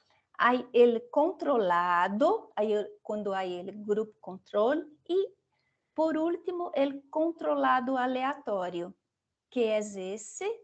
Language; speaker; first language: Spanish; non-native, fluent; Portuguese